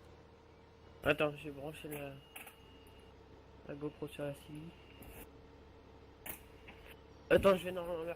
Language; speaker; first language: French; native; French